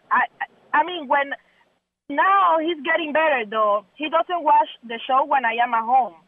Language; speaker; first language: English; non-native, learner; Spanish